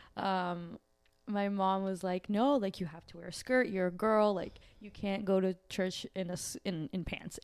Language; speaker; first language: English; early bilingual, other home language; Portuguese